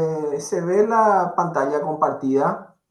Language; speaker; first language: Spanish; native; Spanish